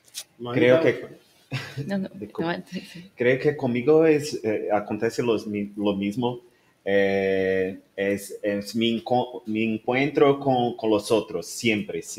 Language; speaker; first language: Spanish; non-native, learner; Portuguese